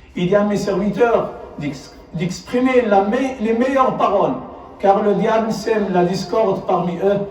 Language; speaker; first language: French; non-native, local second language; Arabic